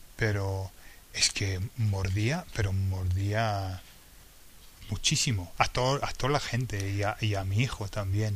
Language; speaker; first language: Spanish; non-native, fluent; English